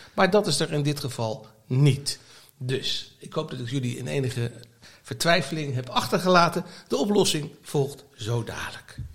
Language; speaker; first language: Dutch; native; Dutch